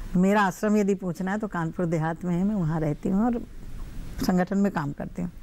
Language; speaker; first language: Hindi; native; Hindi